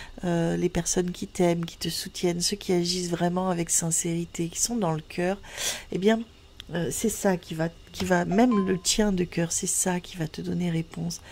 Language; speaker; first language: French; native; French